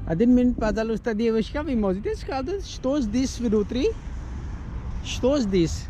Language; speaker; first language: Russian; non-native, learner; Urdu